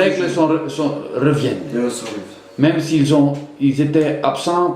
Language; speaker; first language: French; non-native, fluent; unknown